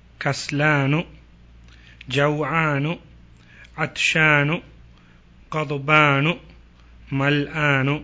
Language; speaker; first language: Arabic; non-native, learner; Divehi